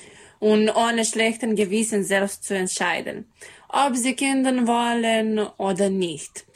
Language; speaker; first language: German; non-native, learner; Serbian